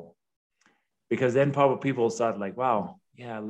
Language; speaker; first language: English; non-native, fluent; Danish